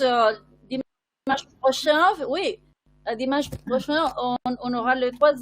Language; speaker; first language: French; non-native, fluent; Spanish